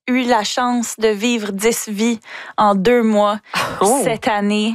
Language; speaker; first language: French; native; French